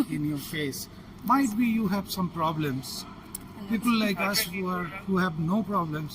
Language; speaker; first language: English; non-native, local second language; Bangla